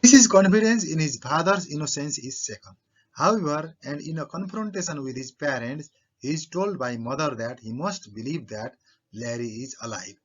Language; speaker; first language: English; non-native, local second language; Nepali